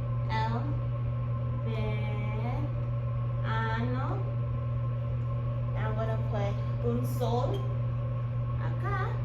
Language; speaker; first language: Spanish; non-native, fluent; English